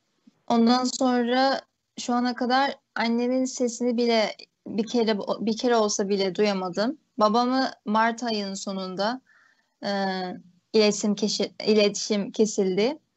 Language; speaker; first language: Turkish; early bilingual, other home language; Uyghur